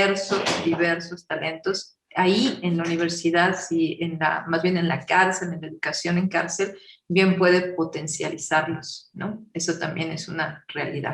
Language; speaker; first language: Spanish; native; Spanish